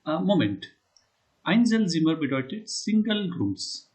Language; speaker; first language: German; non-native, fluent; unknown